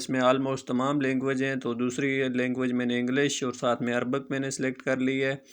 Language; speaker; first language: Urdu; native; Urdu